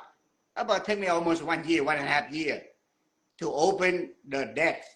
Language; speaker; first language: English; non-native, learner; Vietnamese